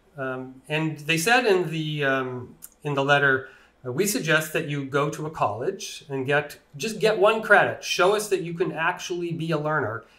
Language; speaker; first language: English; native; English